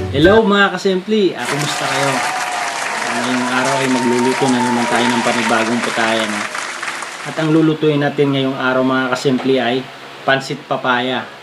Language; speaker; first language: Filipino; non-native, local second language; Cebuano